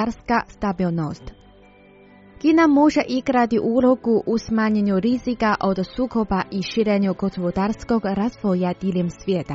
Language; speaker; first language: Croatian; non-native, fluent; Chinese